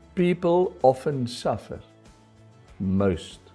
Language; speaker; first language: English; non-native, local second language; Afrikaans